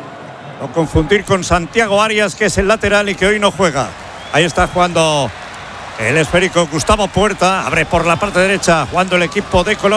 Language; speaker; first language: Spanish; native; Spanish